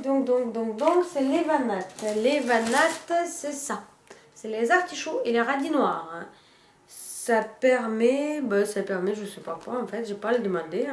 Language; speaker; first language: French; non-native, fluent; Russian